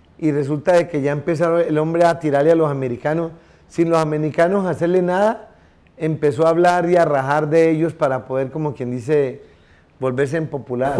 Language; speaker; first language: Spanish; native; Spanish